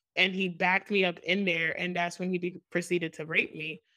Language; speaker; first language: English; native; English